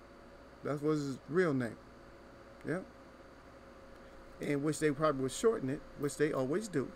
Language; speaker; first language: English; native; English